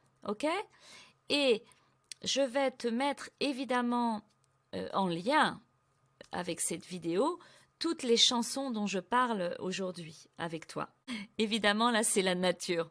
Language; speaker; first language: French; native; French